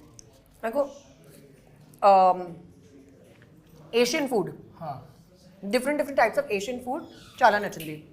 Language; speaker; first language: Telugu; non-native, learner; Hindi